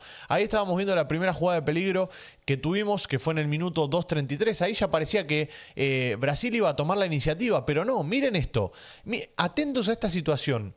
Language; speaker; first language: Spanish; native; Spanish